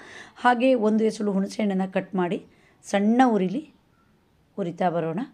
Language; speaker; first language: Kannada; native; Kannada